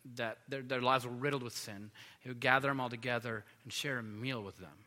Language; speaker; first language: English; native; English